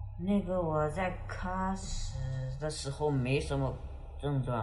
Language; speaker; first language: Chinese; non-native, local second language; Uyghur